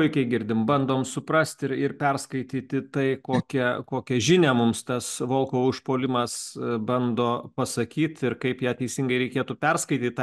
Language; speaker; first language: Lithuanian; native; Lithuanian